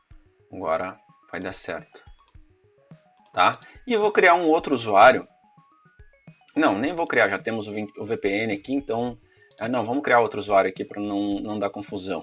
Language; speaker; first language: Portuguese; native; Portuguese